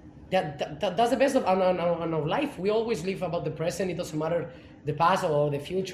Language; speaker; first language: English; non-native, fluent; Spanish